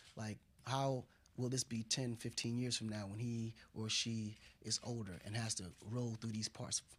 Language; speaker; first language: English; non-native, fluent; Wolof